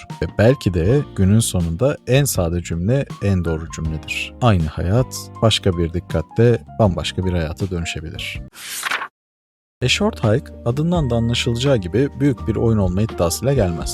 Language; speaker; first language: Turkish; native; Turkish